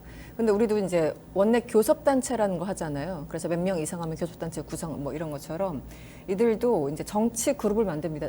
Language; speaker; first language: Korean; native; Korean